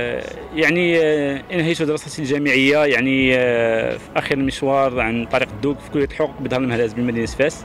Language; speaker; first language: Arabic; native; Arabic